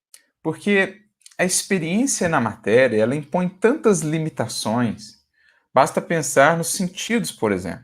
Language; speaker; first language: Portuguese; native; Portuguese